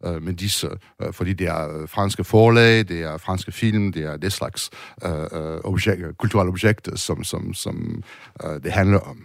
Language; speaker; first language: Danish; non-native, fluent; French